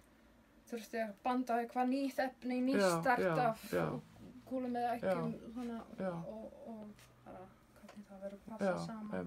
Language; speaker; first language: Icelandic; non-native, learner; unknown